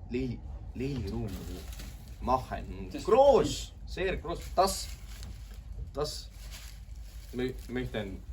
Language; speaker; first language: German; non-native, learner; Estonian